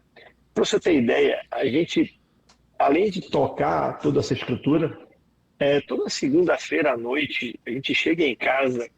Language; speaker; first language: Portuguese; native; Portuguese